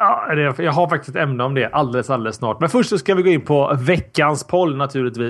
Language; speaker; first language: Swedish; native; Swedish